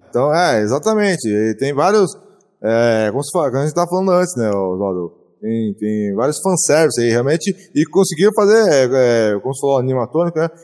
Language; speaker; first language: Portuguese; native; Portuguese